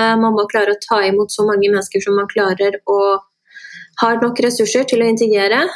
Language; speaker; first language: Norwegian; early bilingual, other home language; Persian